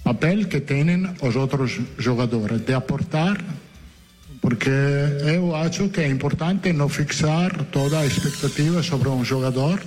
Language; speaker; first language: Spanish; non-native, learner; Italian